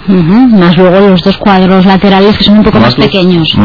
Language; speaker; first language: Spanish; native; Spanish